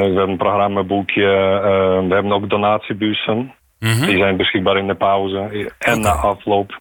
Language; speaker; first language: Dutch; non-native, fluent; Ukrainian